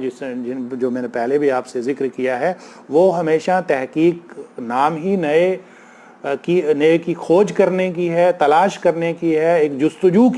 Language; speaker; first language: Urdu; native; Urdu